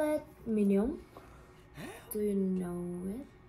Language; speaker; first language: English; non-native, learner; Korean